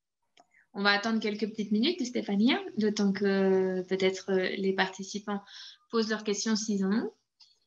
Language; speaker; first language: French; native; French